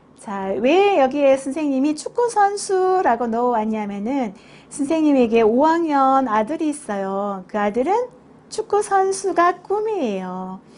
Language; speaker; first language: Korean; native; Korean